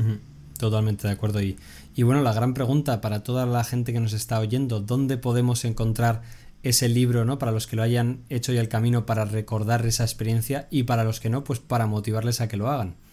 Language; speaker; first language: Spanish; native; Spanish